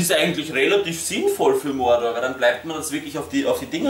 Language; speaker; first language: German; native; German